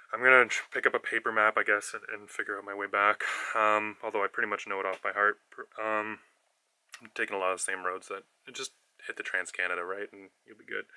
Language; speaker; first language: English; native; English